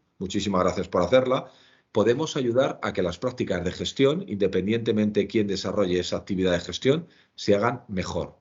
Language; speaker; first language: Spanish; native; Spanish